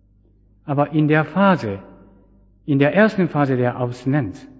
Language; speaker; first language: German; non-native, fluent; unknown